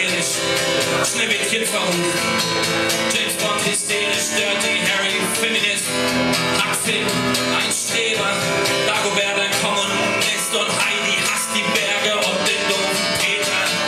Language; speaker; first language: German; native; German